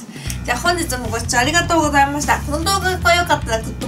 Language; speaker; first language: Japanese; native; Japanese